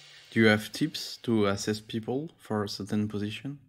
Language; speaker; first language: English; non-native, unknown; French